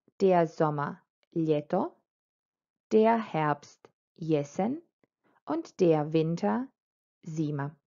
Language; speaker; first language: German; non-native, fluent; Croatian